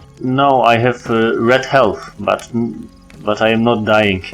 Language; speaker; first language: English; non-native, learner; Polish